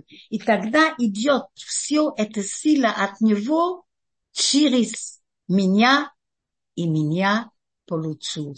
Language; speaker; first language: Russian; early bilingual, heritage; Russian